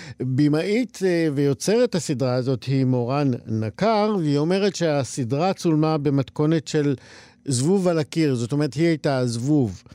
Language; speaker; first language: Hebrew; native; Hebrew